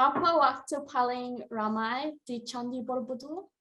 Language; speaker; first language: Indonesian; non-native, learner; English